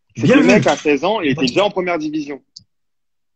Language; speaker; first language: French; native; French